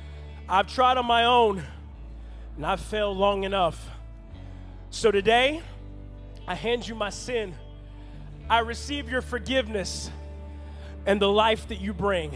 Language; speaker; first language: English; native; English